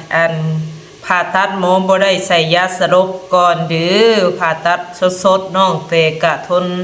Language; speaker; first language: Thai; non-native, local second language; Lao